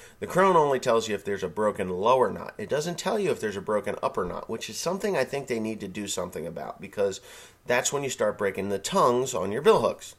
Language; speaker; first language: English; native; English